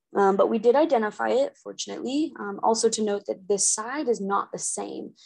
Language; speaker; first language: English; native; English